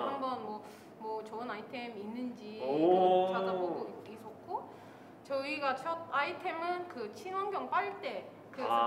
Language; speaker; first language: Korean; non-native, fluent; Indonesian